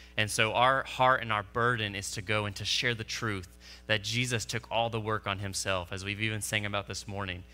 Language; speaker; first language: English; native; English